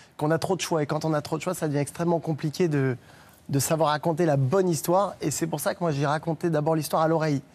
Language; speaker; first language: French; native; French